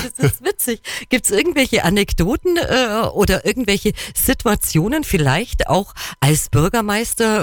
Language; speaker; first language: German; native; German